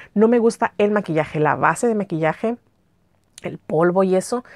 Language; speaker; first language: Spanish; native; Spanish